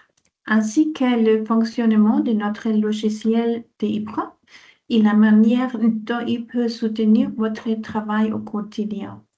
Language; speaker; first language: French; non-native, fluent; Dutch